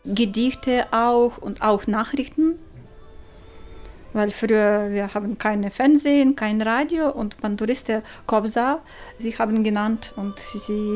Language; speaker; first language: German; non-native, learner; Ukrainian